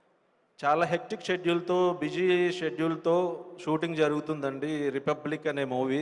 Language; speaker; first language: Telugu; native; Telugu